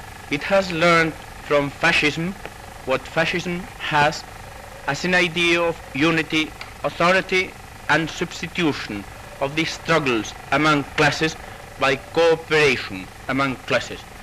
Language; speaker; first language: English; non-native, fluent; Spanish